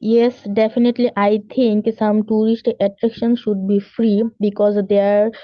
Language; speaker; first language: English; non-native, local second language; Bangla